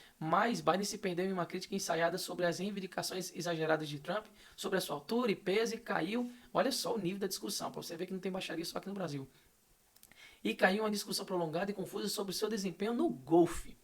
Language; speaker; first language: Portuguese; native; Portuguese